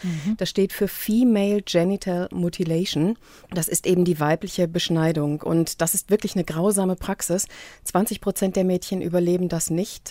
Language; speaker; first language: German; native; German